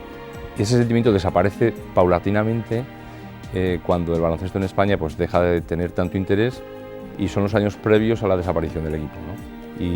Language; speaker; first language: Spanish; native; Spanish